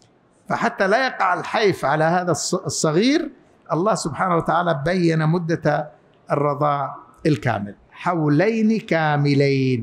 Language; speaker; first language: Arabic; native; Arabic